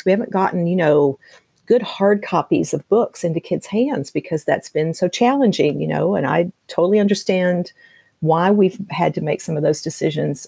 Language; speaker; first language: English; native; English